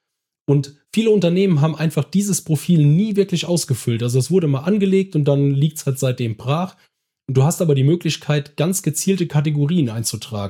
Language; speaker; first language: German; native; German